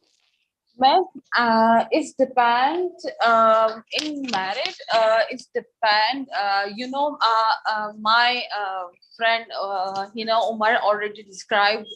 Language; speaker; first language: English; non-native, learner; Urdu